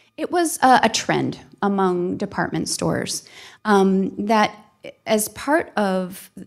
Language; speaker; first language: English; native; English